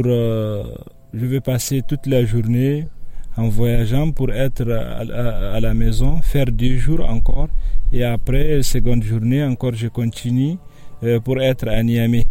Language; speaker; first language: French; non-native, local second language; Tamasheq